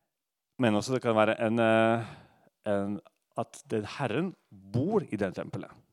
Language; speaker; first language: Norwegian; non-native, fluent; Russian